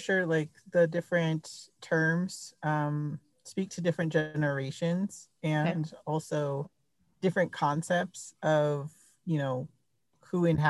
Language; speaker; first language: English; early bilingual, other home language; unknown